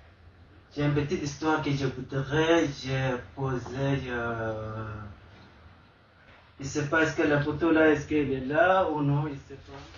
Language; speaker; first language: French; non-native, learner; Arabic